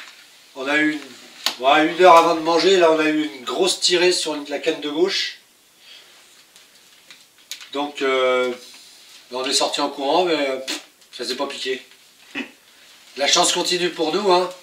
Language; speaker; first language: French; native; French